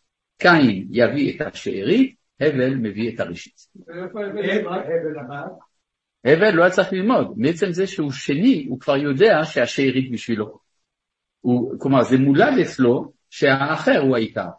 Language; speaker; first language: Hebrew; non-native, fluent; French